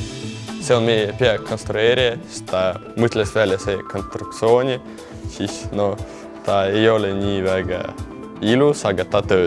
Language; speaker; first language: Estonian; non-native, local second language; Russian